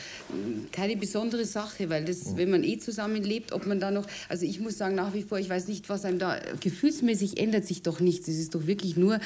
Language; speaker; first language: German; native; German